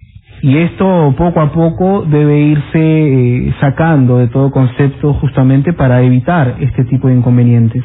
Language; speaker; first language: Spanish; native; Spanish